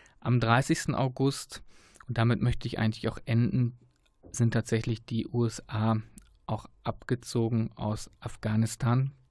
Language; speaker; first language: German; native; German